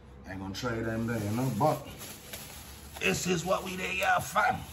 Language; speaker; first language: English; native; English